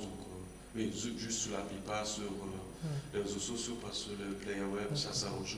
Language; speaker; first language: French; non-native, fluent; German